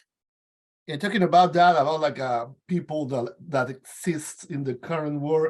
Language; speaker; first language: English; non-native, fluent; Spanish